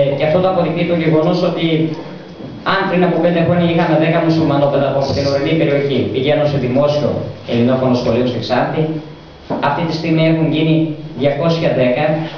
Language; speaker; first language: Greek; non-native, local second language; Bulgarian